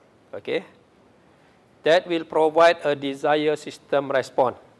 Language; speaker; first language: English; non-native, local second language; Malay